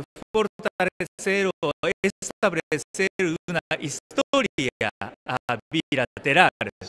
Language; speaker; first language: Spanish; non-native, learner; Japanese